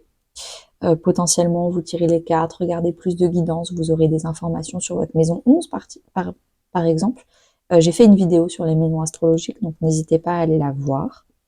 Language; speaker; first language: French; native; French